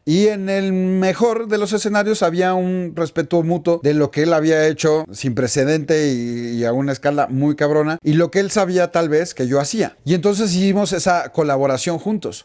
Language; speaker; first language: Spanish; native; Spanish